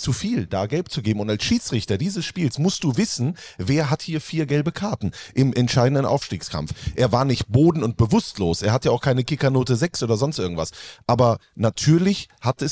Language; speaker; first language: German; native; German